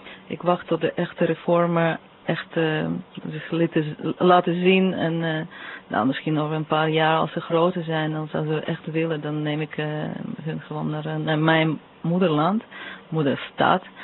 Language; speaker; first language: Dutch; non-native, fluent; Russian